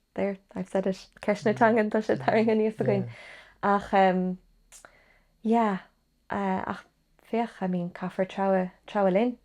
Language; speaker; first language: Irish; native; Irish